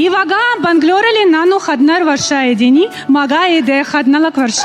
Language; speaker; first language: Kannada; non-native, learner; Russian